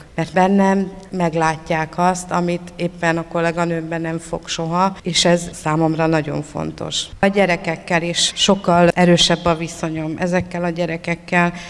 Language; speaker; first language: Hungarian; native; Hungarian